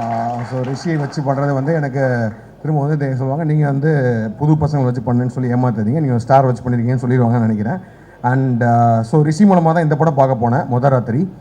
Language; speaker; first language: Tamil; native; Tamil